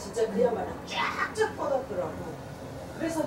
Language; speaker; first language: Korean; native; Korean